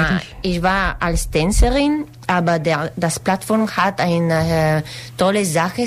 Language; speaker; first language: German; non-native, learner; Spanish